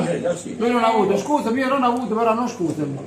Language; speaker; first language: Italian; native; Italian